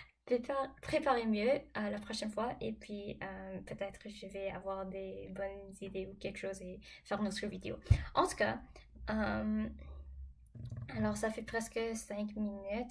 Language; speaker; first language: French; non-native, fluent; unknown